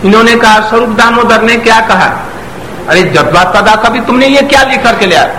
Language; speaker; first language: Hindi; non-native, local second language; Bangla